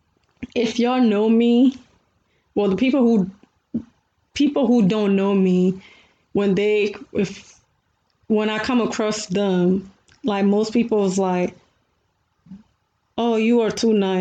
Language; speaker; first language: English; early bilingual, other home language; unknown